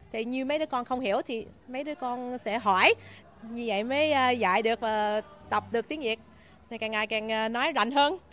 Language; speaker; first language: Vietnamese; early bilingual, heritage; Vietnamese